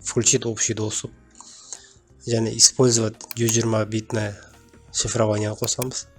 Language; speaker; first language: Russian; non-native, local second language; Kazakh